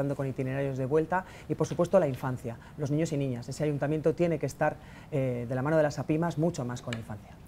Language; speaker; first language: Spanish; native; Spanish